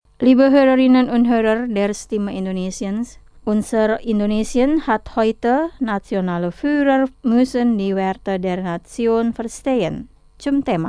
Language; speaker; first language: German; non-native, fluent; Indonesian